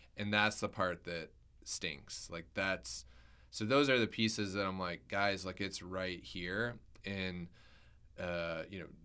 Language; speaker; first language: English; native; English